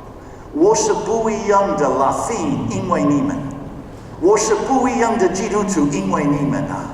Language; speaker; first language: Chinese; non-native, fluent; English